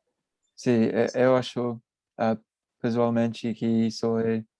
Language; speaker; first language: Portuguese; non-native, learner; English